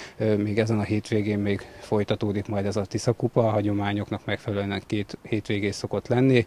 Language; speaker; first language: Hungarian; native; Hungarian